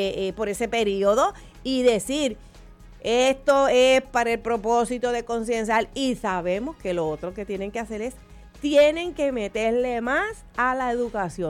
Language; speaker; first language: Spanish; native; Spanish